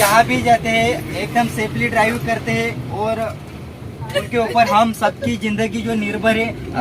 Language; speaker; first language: Hindi; non-native, local second language; Marathi